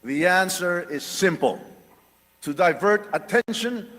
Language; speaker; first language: English; non-native, local second language; Filipino